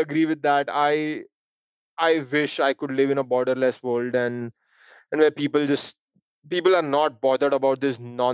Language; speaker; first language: English; non-native, local second language; Hindi